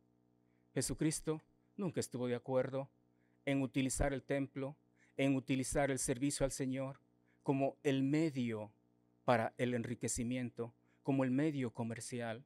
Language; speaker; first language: Spanish; native; Spanish